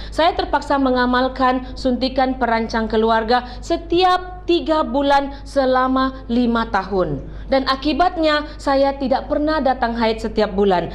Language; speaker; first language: Malay; native; Malay